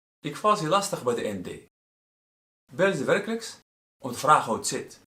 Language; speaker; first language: Dutch; non-native, fluent; Arabic